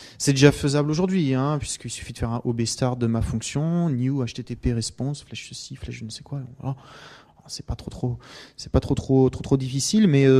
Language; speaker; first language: French; native; French